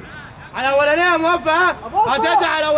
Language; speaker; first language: Arabic; native; Arabic